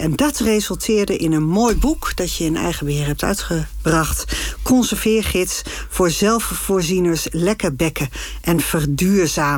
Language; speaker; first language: Dutch; native; Dutch